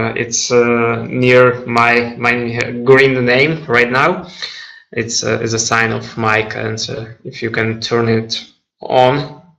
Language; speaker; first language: English; non-native, fluent; Czech